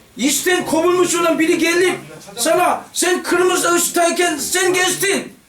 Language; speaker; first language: Turkish; non-native, fluent; Korean